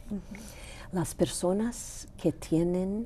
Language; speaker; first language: Spanish; non-native, local second language; Greek